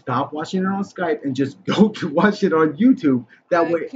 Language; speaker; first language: English; native; English